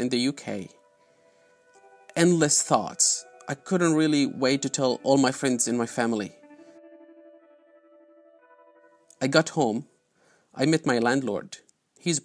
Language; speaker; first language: English; non-native, fluent; Arabic